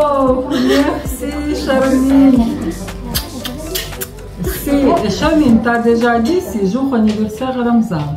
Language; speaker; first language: French; non-native, learner; Chechen